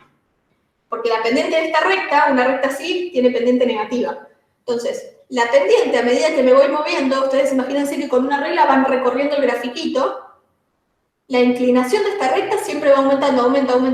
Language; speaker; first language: Spanish; native; Spanish